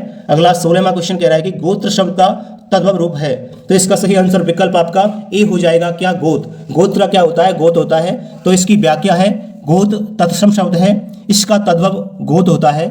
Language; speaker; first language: Hindi; native; Hindi